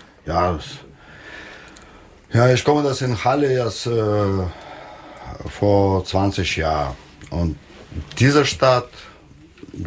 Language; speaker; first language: German; non-native, learner; Russian